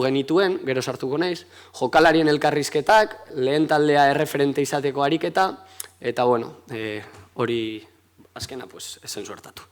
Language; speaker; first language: Basque; native; Basque